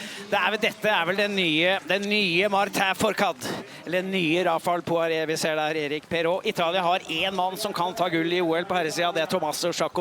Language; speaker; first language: Norwegian; native; Norwegian